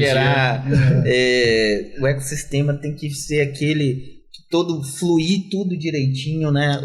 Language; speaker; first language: Portuguese; native; Portuguese